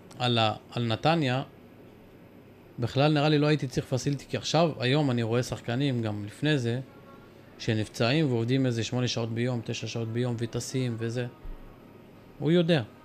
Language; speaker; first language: Hebrew; non-native, local second language; Arabic